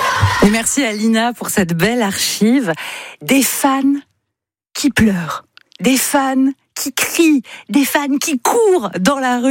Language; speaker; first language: French; native; French